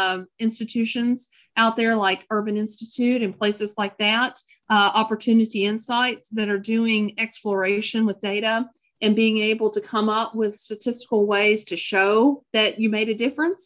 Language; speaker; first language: English; native; English